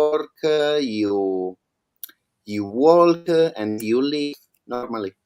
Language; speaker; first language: English; non-native, learner; Italian